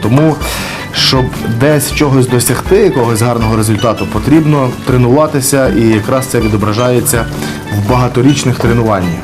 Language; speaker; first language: Ukrainian; native; Ukrainian